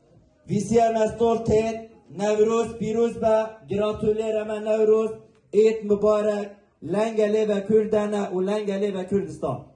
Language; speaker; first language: Norwegian; non-native, fluent; Central Kurdish